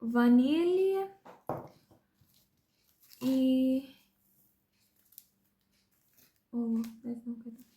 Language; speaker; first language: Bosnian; non-native, learner; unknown